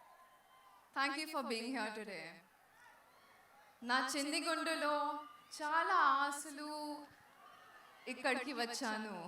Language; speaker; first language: Telugu; non-native, learner; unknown